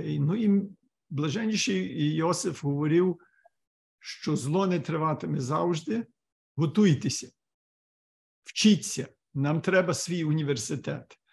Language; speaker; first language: Ukrainian; early bilingual, heritage; Ukrainian